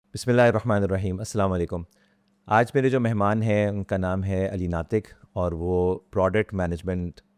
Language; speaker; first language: Urdu; non-native, local second language; Punjabi